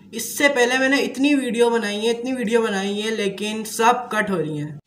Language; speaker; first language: Hindi; native; Hindi